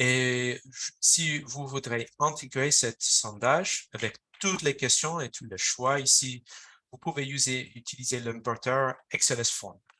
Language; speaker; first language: French; non-native, fluent; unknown